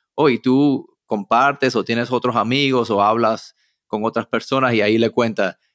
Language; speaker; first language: Spanish; early bilingual, heritage; Spanish